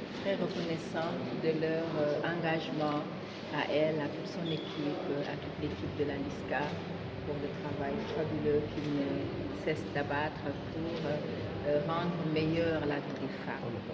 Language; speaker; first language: French; non-native, local second language; Wolof